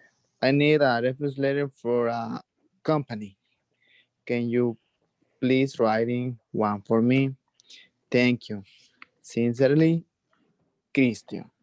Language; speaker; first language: English; non-native, learner; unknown